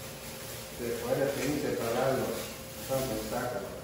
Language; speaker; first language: Spanish; non-native, learner; Chinese